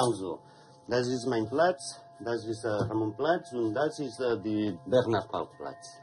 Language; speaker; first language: German; non-native, learner; Italian